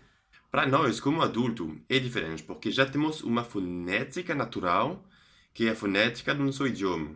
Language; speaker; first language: Portuguese; non-native, fluent; French